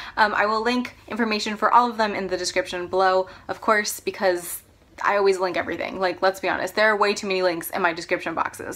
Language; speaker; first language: English; native; English